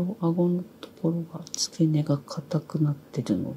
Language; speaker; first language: Japanese; native; Japanese